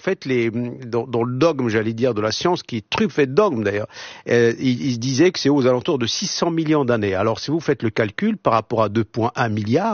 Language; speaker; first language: French; non-native, local second language; Arabic